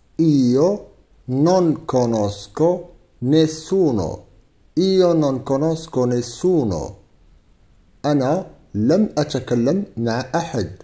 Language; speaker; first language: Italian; non-native, fluent; Arabic